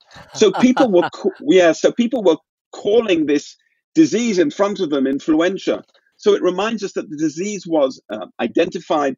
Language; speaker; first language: English; native; English